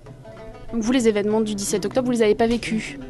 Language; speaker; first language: French; native; French